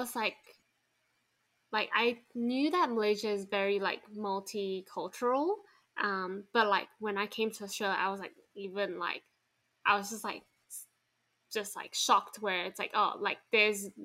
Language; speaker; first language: English; non-native, local second language; Chinese